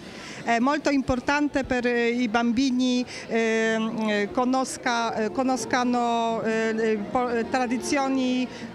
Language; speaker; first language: Italian; non-native, learner; Polish